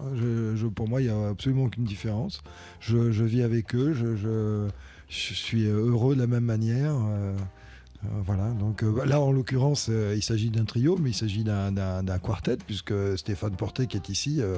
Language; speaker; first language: French; native; French